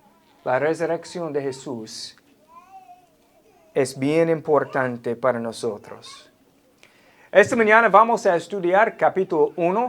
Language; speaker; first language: Spanish; non-native, fluent; English